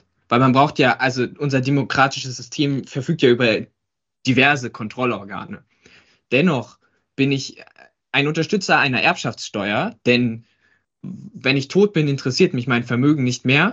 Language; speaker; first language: German; native; German